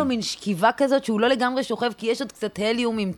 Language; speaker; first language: Hebrew; native; Hebrew